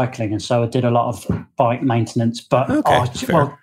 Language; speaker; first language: English; native; English